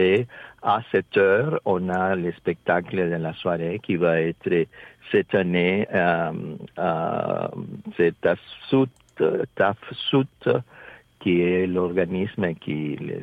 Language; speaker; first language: French; non-native, fluent; Spanish